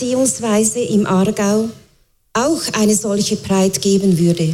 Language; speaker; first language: German; native; German